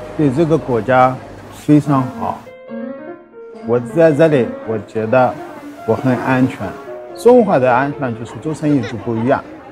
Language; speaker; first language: Chinese; non-native, learner; Arabic